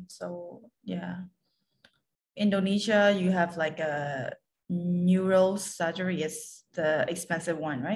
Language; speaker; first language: English; non-native, fluent; Khmer